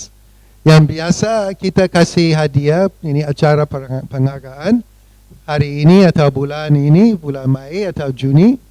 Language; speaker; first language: Indonesian; non-native, fluent; English